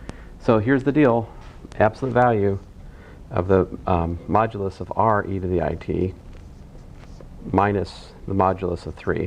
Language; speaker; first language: English; native; English